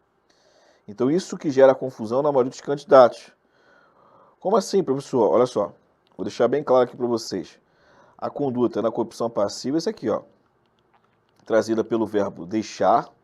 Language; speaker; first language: Portuguese; native; Portuguese